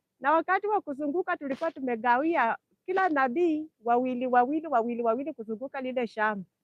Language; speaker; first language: Swahili; non-native, local second language; Luyia